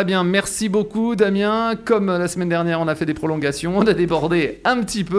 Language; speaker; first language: French; native; French